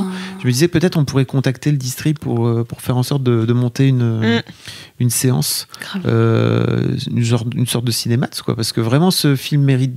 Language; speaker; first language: French; native; French